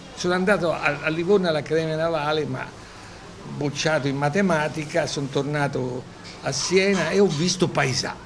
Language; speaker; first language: Italian; native; Italian